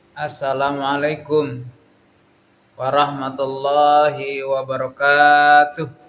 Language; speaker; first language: Indonesian; non-native, local second language; Sundanese